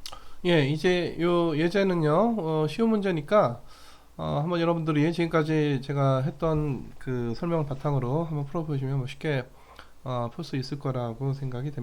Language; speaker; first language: Korean; native; Korean